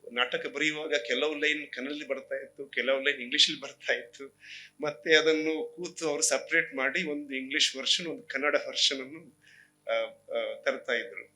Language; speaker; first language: Kannada; non-native, local second language; Konkani